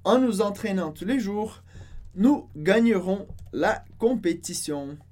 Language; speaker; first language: French; non-native, fluent; Portuguese